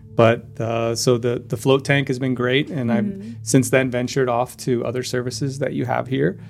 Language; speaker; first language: English; native; English